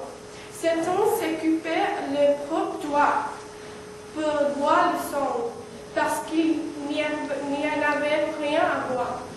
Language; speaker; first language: French; non-native, learner; English